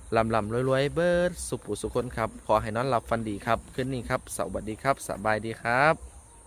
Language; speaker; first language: Thai; non-native, local second language; Northeastern Thai